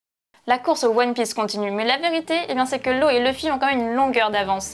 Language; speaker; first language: French; native; French